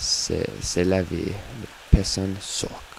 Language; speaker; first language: French; non-native, learner; English